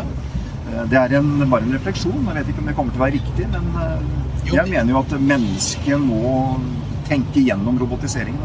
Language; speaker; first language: Norwegian; native; Norwegian